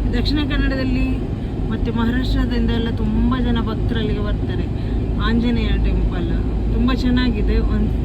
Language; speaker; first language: Kannada; non-native, local second language; Tulu